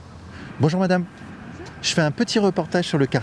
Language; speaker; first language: French; native; French